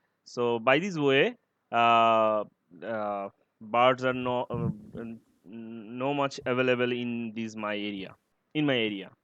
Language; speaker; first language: English; non-native, learner; Bangla